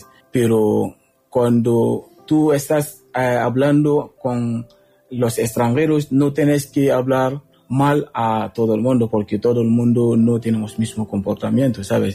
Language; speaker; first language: Spanish; non-native, learner; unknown